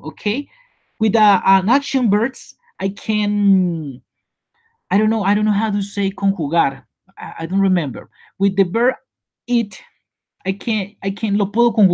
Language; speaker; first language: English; non-native, learner; Spanish